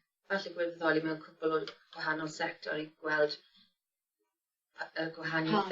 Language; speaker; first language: Welsh; non-native, local second language; English